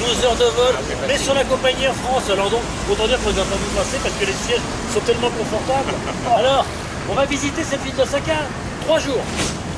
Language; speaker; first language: French; native; French